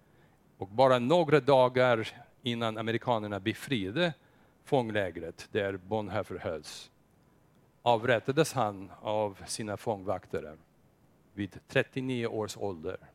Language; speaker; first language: Swedish; non-native, fluent; English